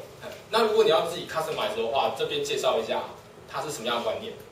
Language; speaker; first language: Chinese; native; Chinese